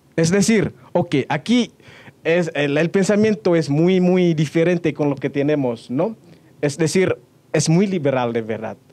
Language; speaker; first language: Spanish; non-native, fluent; Indonesian